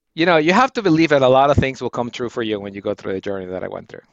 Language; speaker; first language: English; non-native, fluent; Spanish